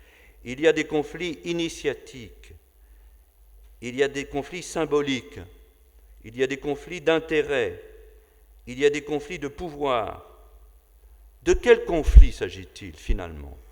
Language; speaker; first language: French; native; French